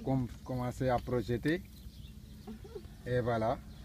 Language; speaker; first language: French; non-native, local second language; Wolof